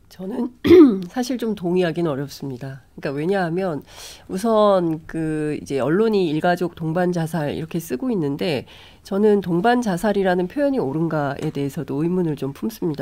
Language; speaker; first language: Korean; native; Korean